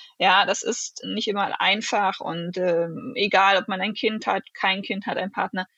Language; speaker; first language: German; native; German